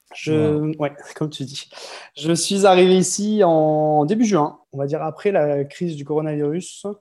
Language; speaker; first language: French; native; French